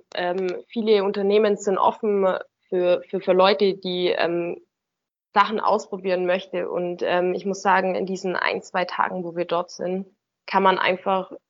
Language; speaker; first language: German; native; German